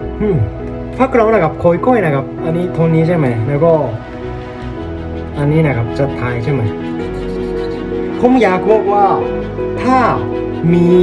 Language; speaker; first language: Thai; non-native, learner; Japanese